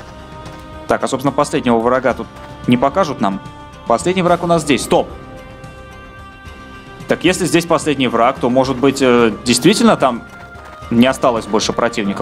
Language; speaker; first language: Russian; native; Russian